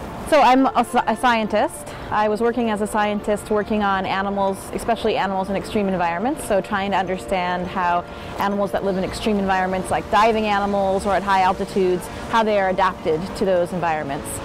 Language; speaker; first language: English; early bilingual, other home language; Swedish